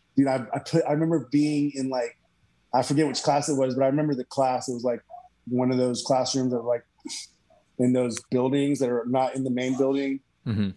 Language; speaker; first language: English; native; English